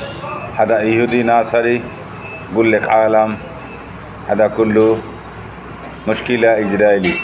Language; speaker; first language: Arabic; non-native, learner; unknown